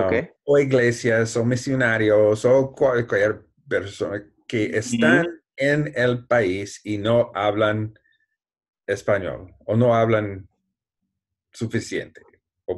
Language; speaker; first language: Spanish; non-native, learner; English